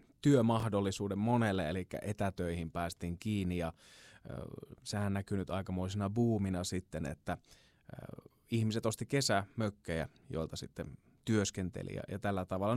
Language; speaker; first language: Finnish; native; Finnish